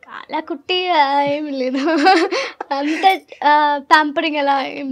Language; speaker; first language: Telugu; non-native, learner; Malayalam